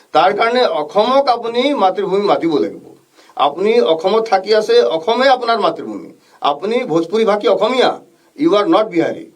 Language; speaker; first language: Assamese; non-native, local second language; Bhojpuri